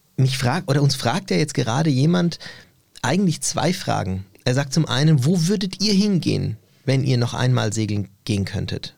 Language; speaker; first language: German; early bilingual, other home language; Turkish